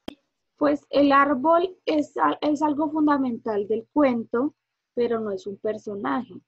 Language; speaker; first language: Spanish; native; Spanish